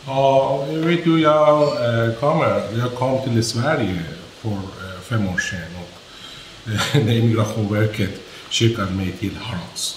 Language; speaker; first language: Swedish; non-native, learner; Persian